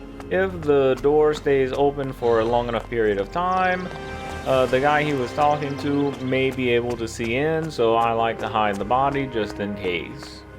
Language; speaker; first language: English; native; English